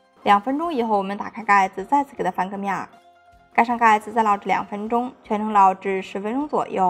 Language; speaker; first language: Chinese; native; Chinese